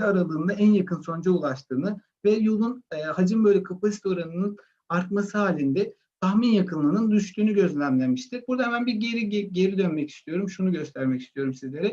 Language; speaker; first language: Turkish; native; Turkish